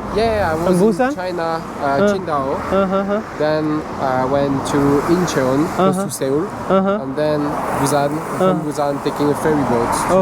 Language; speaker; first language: English; non-native, fluent; French